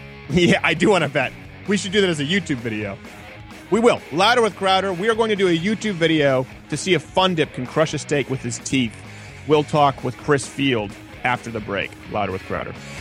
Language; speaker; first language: English; early bilingual, other home language; French